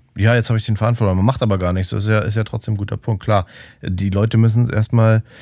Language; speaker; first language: German; native; German